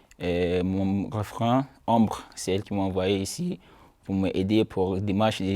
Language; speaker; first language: French; non-native, learner; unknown